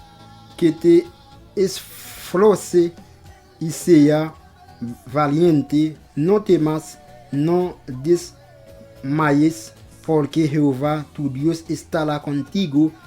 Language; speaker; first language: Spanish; non-native, local second language; Haitian Creole